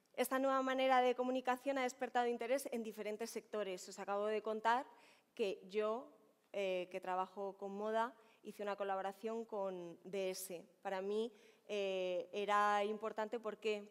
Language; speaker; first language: Spanish; native; Spanish